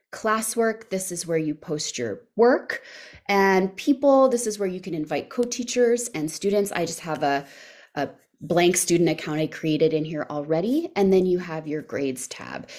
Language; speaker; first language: English; native; English